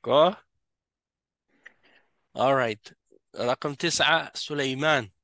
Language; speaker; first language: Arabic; non-native, fluent; French